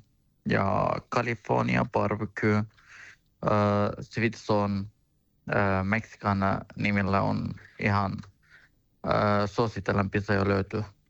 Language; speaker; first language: Finnish; non-native, learner; Turkish